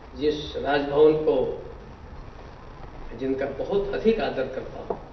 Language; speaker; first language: Hindi; native; Hindi